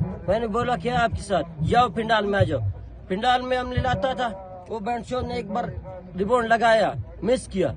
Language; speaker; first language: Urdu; non-native, local second language; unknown